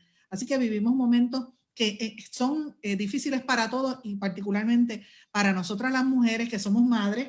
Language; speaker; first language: Spanish; native; Spanish